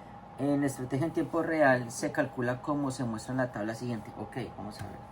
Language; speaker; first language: Spanish; native; Spanish